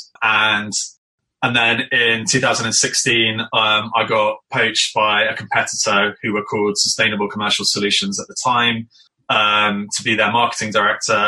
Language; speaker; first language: English; native; English